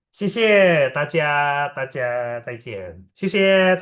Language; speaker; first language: Chinese; non-native, fluent; Indonesian